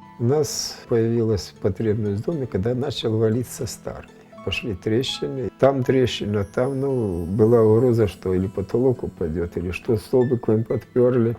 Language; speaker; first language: Russian; non-native, local second language; Ukrainian